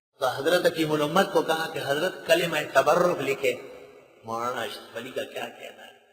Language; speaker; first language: Urdu; non-native, local second language; Pashto